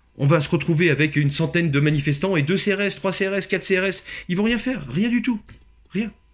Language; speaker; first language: French; native; French